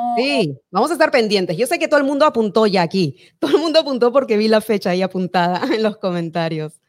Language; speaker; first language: Spanish; native; Spanish